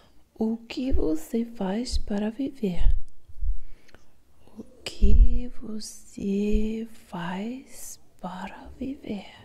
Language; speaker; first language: Portuguese; non-native, learner; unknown